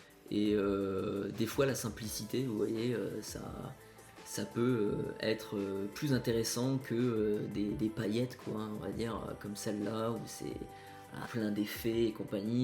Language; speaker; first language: French; native; French